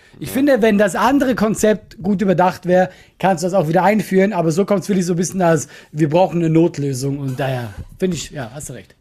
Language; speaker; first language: German; non-native, fluent; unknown